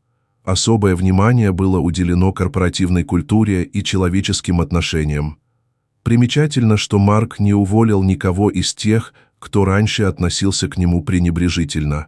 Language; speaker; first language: Russian; native; Russian